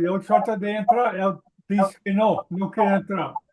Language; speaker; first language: Spanish; non-native, learner; English